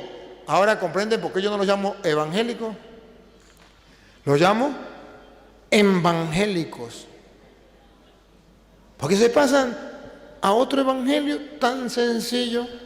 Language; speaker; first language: Spanish; native; Spanish